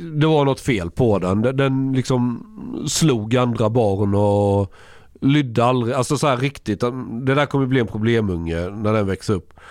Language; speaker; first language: Swedish; native; Swedish